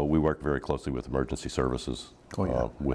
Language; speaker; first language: English; native; English